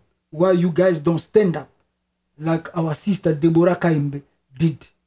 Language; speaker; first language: English; non-native, fluent; Lingala